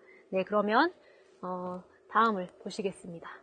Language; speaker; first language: Korean; native; Korean